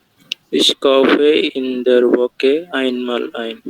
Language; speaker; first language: German; non-native, learner; Bangla